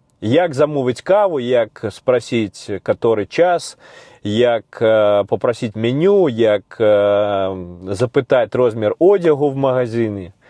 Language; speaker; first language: Ukrainian; non-native, learner; Russian